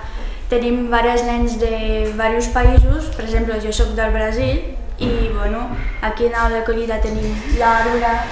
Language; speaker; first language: Catalan; non-native, learner; Portuguese